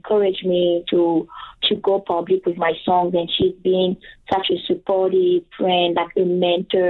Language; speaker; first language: English; non-native, fluent; French